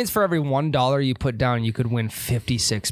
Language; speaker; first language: English; native; English